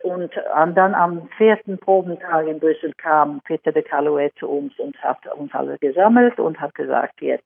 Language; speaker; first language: German; non-native, fluent; Swedish